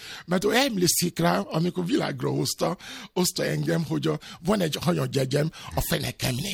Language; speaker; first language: Hungarian; non-native, fluent; Yoruba